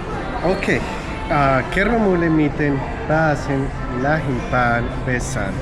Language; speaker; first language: Finnish; non-native, learner; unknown